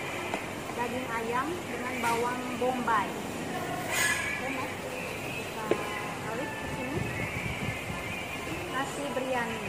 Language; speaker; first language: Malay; non-native, local second language; Sundanese